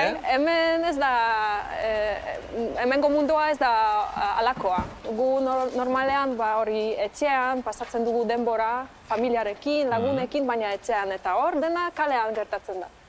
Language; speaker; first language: Basque; non-native, fluent; Polish